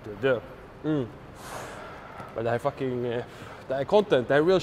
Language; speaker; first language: Swedish; native; Swedish